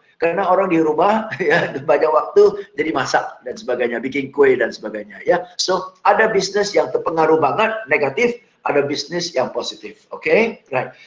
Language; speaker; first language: Indonesian; non-native, fluent; English